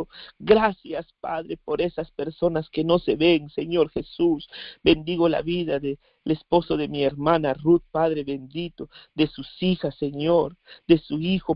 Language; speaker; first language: Spanish; native; Spanish